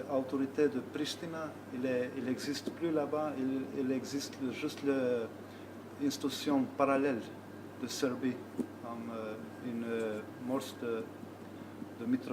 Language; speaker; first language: French; non-native, learner; Albanian